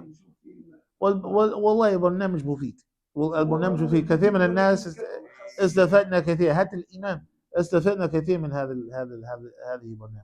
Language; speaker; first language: Arabic; non-native, fluent; English